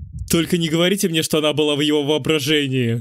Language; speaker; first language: Russian; native; Russian